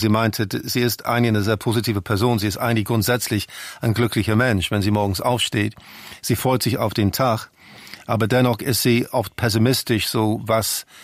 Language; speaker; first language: German; non-native, fluent; English